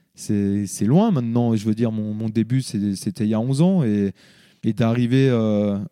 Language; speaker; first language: French; native; French